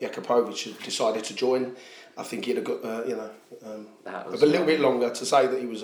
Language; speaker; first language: English; native; English